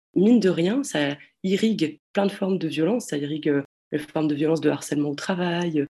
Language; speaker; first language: French; native; French